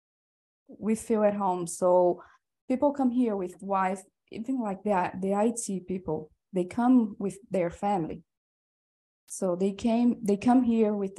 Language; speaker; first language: English; non-native, fluent; Portuguese